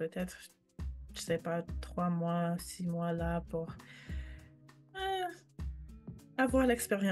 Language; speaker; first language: French; non-native, fluent; English